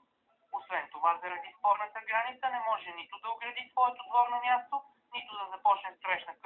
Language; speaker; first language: Bulgarian; native; Bulgarian